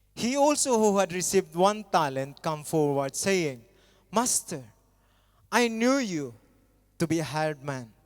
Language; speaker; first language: English; non-native, local second language; Filipino